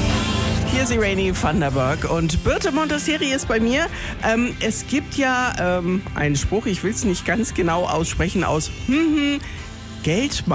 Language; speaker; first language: German; native; German